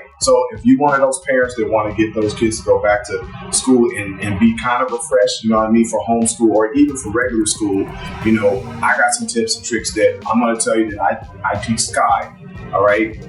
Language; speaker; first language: English; native; English